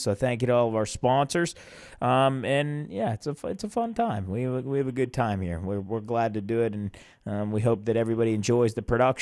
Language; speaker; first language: English; native; English